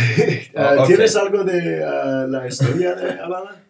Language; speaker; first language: Spanish; non-native, learner; English